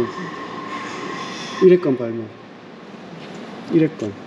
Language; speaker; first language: Korean; native; Korean